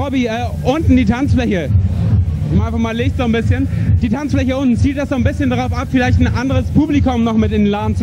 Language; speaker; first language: German; native; German